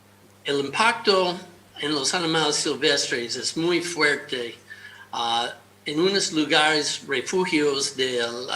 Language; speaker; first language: Spanish; non-native, fluent; English